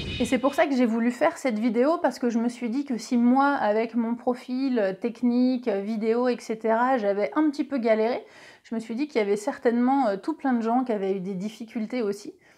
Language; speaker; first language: French; native; French